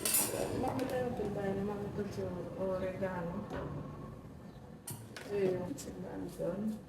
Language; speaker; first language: French; non-native, local second language; Haitian Creole